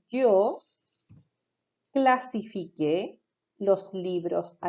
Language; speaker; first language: Spanish; non-native, fluent; English